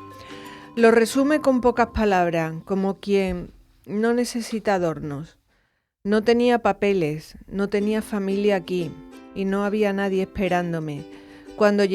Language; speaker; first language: Spanish; native; Spanish